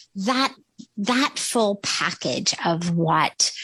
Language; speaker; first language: English; native; English